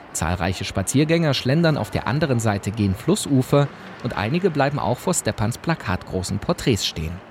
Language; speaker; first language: German; native; German